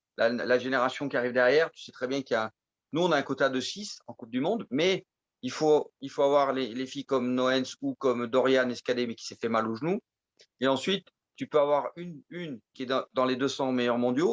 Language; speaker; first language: French; native; French